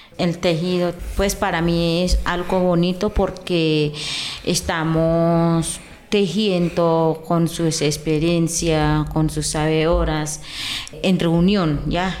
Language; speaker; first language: Spanish; non-native, local second language; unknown